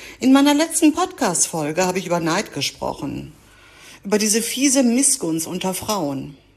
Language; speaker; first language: German; early bilingual, other home language; Greek